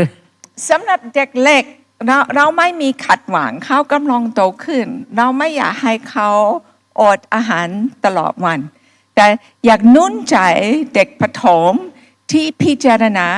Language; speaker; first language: Thai; non-native, fluent; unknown